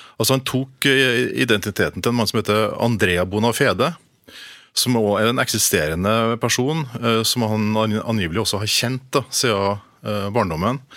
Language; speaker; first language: Norwegian; native; Norwegian